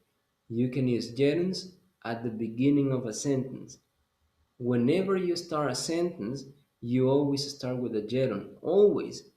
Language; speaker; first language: English; non-native, fluent; Spanish